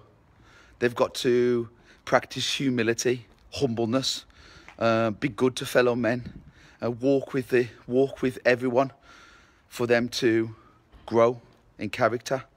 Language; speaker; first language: English; native; English